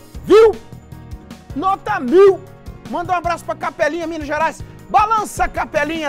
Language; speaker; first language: Portuguese; native; Portuguese